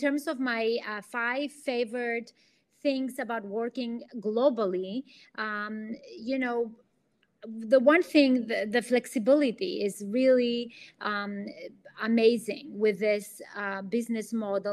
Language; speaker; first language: English; non-native, fluent; Greek